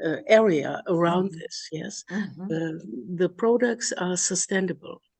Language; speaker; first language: English; non-native, learner; German